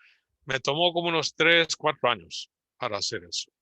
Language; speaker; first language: Spanish; early bilingual, heritage; Spanish